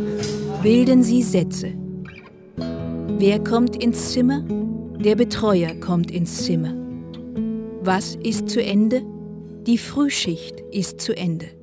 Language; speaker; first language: German; native; German